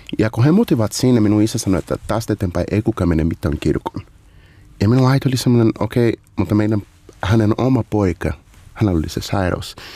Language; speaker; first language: Finnish; non-native, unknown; Portuguese